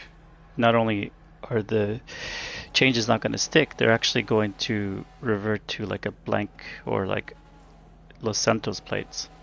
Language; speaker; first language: English; native; English